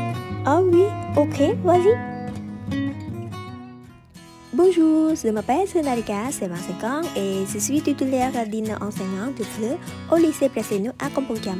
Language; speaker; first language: French; non-native, local second language; Khmer